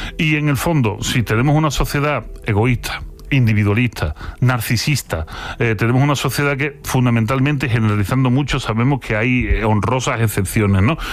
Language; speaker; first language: Spanish; native; Spanish